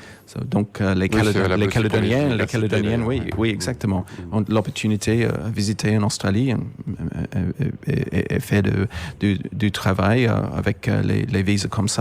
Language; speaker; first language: French; non-native, fluent; English